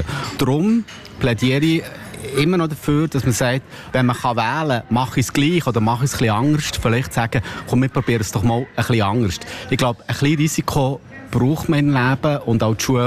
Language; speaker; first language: German; native; German